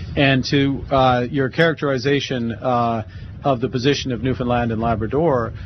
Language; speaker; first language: English; native; English